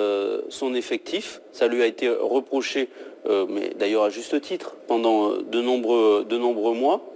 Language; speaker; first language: French; native; French